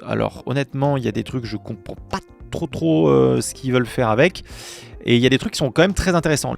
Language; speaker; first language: French; native; French